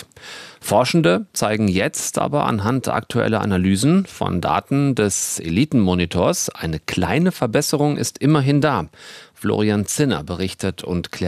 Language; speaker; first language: German; native; German